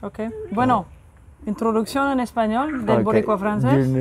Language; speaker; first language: Spanish; non-native, fluent; French